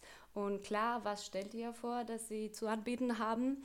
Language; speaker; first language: German; non-native, fluent; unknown